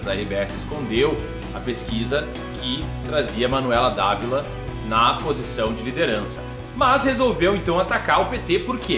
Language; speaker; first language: Portuguese; native; Portuguese